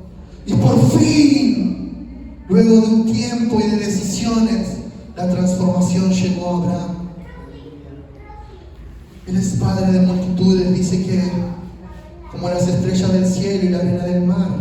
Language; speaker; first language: Spanish; native; Spanish